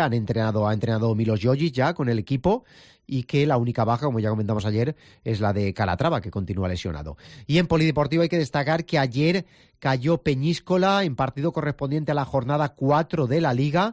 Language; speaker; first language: Spanish; native; Spanish